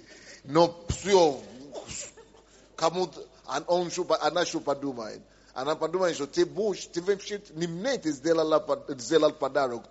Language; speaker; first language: Russian; non-native, fluent; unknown